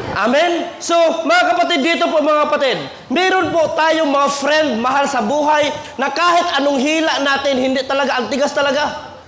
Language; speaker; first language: Filipino; non-native, local second language; Cebuano